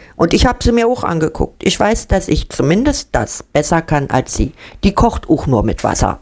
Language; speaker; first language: German; native; German